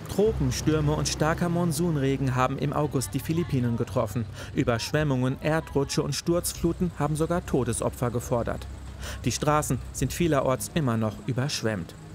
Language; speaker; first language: German; native; German